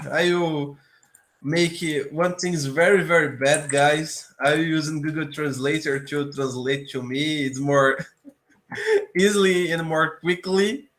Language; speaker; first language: English; non-native, learner; Portuguese